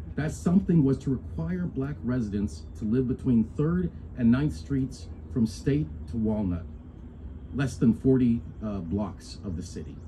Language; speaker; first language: English; native; English